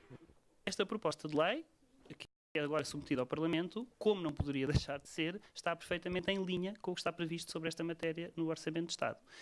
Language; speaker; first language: Portuguese; native; Portuguese